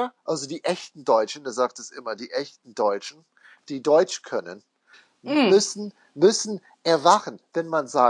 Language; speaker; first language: German; non-native, fluent; English